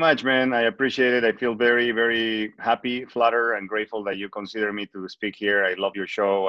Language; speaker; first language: English; non-native, fluent; Spanish